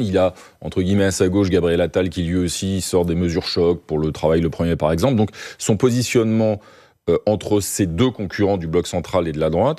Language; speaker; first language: French; native; French